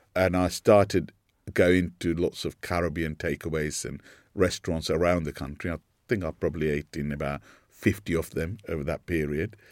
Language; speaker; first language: English; non-native, local second language; Sinhala